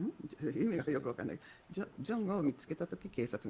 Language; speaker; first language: Japanese; native; Japanese